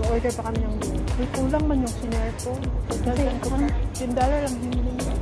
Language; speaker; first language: Filipino; non-native, local second language; Cebuano